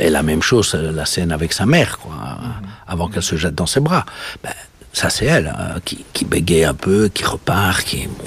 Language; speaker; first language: French; native; French